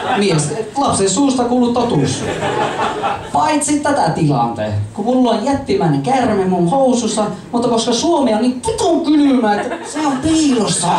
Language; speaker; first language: Finnish; non-native, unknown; English